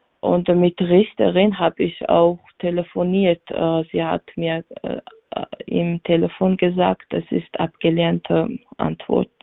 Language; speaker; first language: German; non-native, learner; Georgian